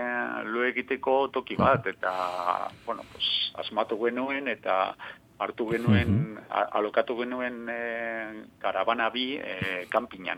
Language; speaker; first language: Basque; non-native, local second language; Spanish